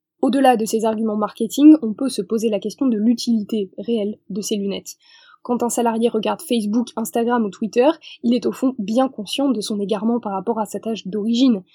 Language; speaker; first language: French; native; French